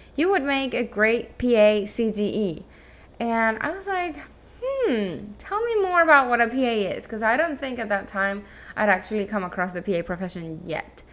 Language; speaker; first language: English; non-native, fluent; Spanish